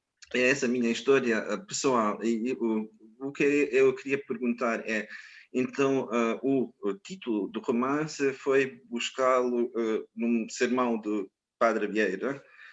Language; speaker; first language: Portuguese; non-native, fluent; Croatian